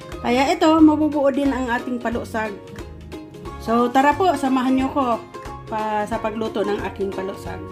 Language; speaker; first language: Filipino; native; Filipino